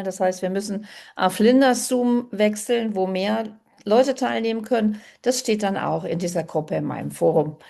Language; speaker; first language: German; native; German